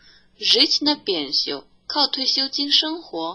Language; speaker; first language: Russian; non-native, fluent; Chinese